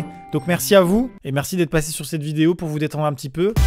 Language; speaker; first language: French; native; French